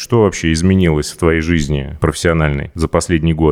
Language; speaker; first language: Russian; native; Russian